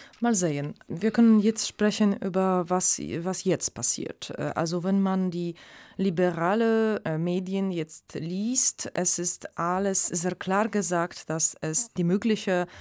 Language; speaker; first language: German; non-native, fluent; Polish